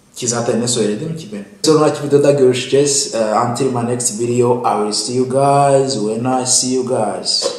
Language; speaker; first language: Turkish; non-native, fluent; Kinyarwanda